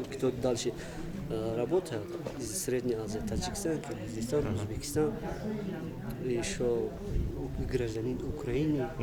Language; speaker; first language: Russian; non-native, local second language; Tajik